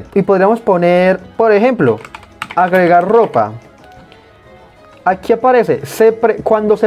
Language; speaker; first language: Spanish; native; Spanish